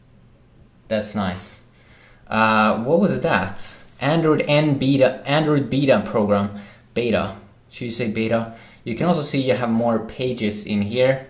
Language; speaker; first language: English; non-native, fluent; Swedish